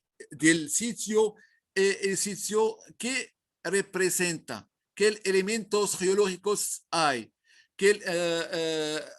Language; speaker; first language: Spanish; non-native, learner; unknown